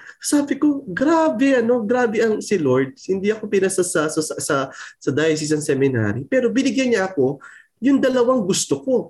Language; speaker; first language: Filipino; non-native, local second language; Pampanga